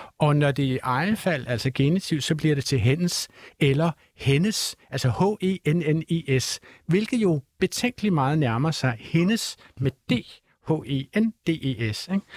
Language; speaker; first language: Danish; native; Danish